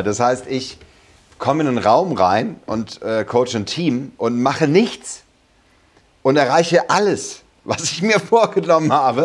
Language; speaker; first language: German; native; German